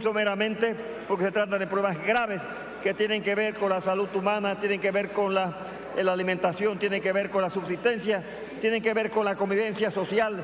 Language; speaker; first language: Spanish; native; Spanish